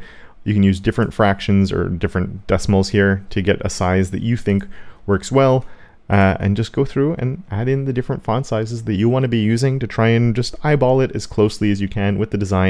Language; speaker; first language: English; native; English